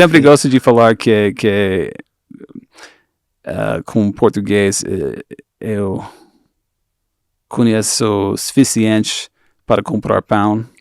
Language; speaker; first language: Portuguese; non-native, fluent; English